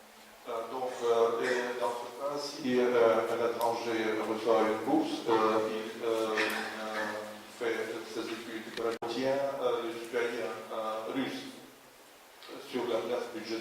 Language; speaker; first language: French; non-native, fluent; Russian